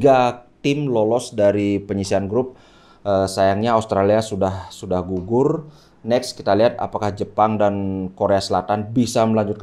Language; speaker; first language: Indonesian; native; Indonesian